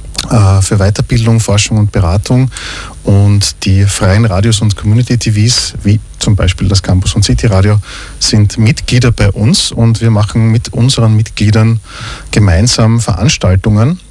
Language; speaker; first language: German; native; German